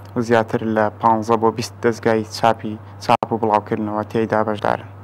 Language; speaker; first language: Central Kurdish; native; Central Kurdish